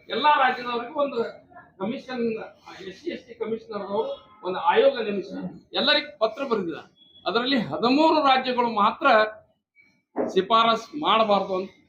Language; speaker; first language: Kannada; non-native, local second language; Lambadi